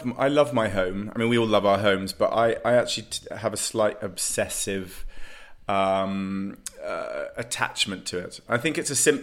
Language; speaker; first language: English; native; English